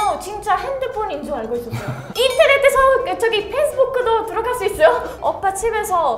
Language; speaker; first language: Korean; non-native, learner; Italian